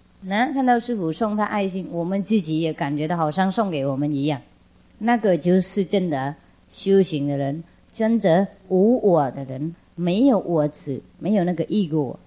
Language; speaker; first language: Chinese; non-native, fluent; Vietnamese